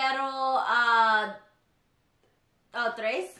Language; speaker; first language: Spanish; non-native, learner; English